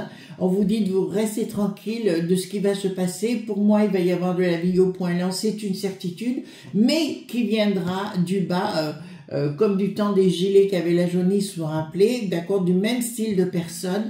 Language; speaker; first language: French; native; French